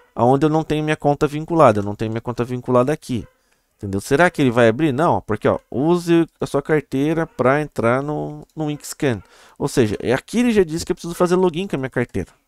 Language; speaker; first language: Portuguese; native; Portuguese